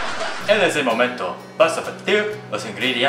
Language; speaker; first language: Spanish; non-native, learner; English